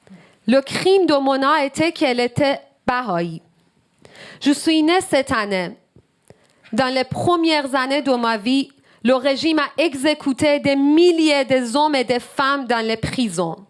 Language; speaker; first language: French; non-native, learner; Persian